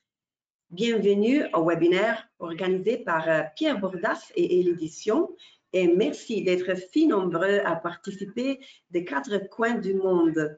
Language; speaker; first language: French; non-native, fluent; Italian